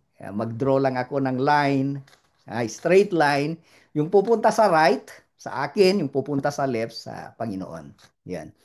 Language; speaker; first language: Filipino; non-native, local second language; Iloko